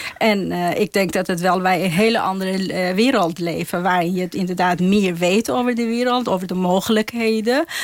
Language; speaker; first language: Dutch; non-native, fluent; Persian